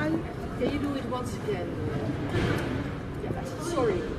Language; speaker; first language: English; non-native, learner; Dutch